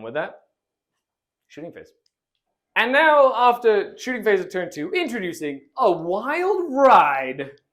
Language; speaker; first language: English; native; English